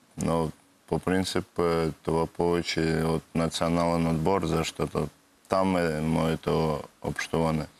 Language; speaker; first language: Bulgarian; non-native, learner; Russian